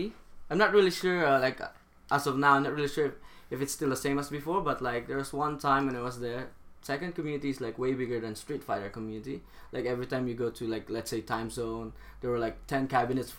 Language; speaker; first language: English; non-native, local second language; Filipino